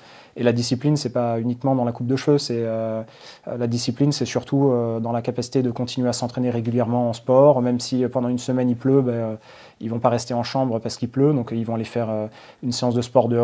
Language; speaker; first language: French; native; French